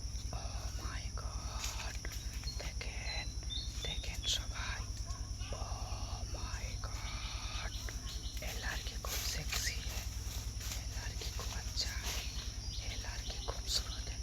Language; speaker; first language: Hindi; non-native, learner; Bangla